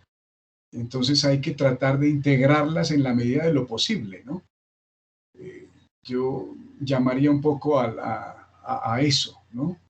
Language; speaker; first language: Spanish; native; Spanish